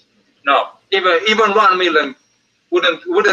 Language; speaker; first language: English; non-native, fluent; Russian